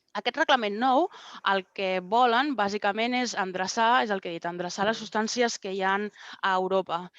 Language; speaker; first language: Catalan; non-native, local second language; Spanish